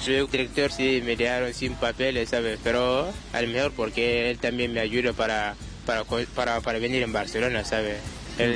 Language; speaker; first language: Spanish; non-native, learner; Wolof